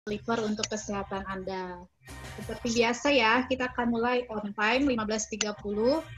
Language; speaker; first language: Indonesian; native; Indonesian